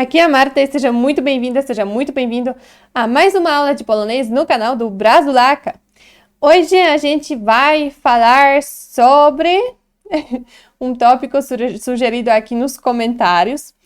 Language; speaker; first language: Portuguese; non-native, fluent; Polish